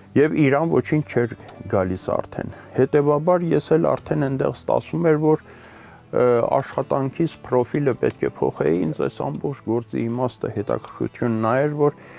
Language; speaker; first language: Armenian; early bilingual, heritage; Armenian